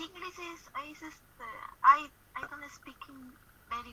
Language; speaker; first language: English; non-native, learner; Spanish